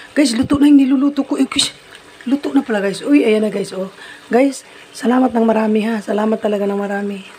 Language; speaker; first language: Filipino; non-native, local second language; Cebuano